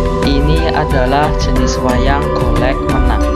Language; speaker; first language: Indonesian; native; Indonesian